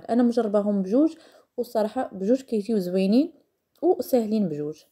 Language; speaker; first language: Arabic; native; Arabic